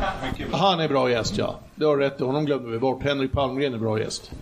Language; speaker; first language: Swedish; native; Swedish